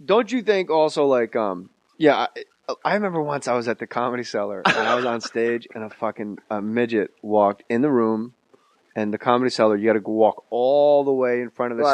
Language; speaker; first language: English; native; English